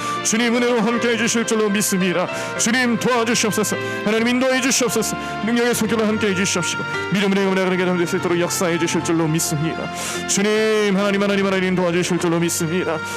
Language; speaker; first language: Korean; native; Korean